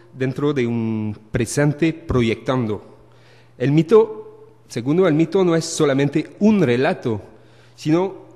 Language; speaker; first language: Spanish; non-native, learner; French